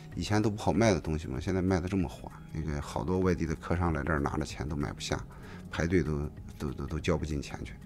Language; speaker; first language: Chinese; native; Chinese